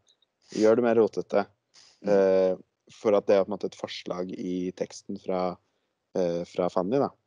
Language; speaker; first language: Norwegian; native; Norwegian